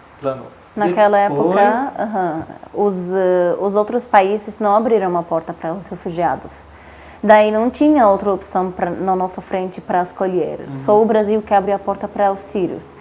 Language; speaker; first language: Portuguese; non-native, fluent; Arabic